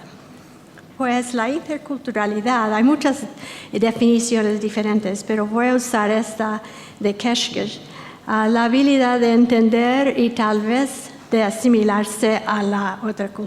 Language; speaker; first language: Spanish; non-native, fluent; English